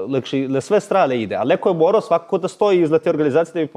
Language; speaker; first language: Bosnian; native; Bosnian